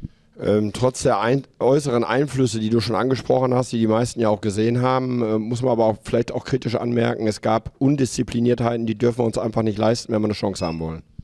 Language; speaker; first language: German; native; German